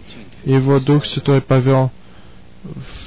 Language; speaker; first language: Russian; early bilingual, heritage; Russian